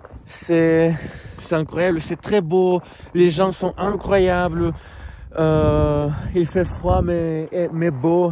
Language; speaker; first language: French; non-native, fluent; Russian